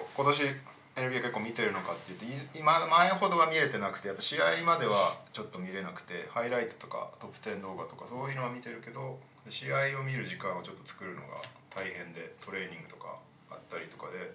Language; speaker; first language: Japanese; native; Japanese